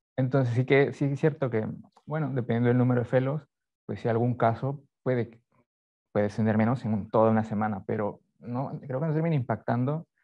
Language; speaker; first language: Spanish; native; Spanish